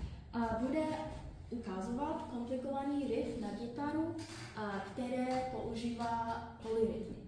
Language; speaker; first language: Czech; non-native, learner; English